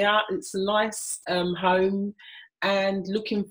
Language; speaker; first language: English; native; English